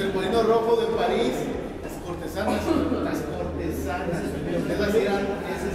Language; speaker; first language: Spanish; native; Spanish